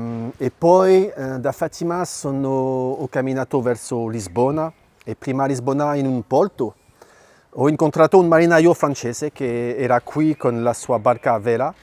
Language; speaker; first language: Italian; non-native, fluent; French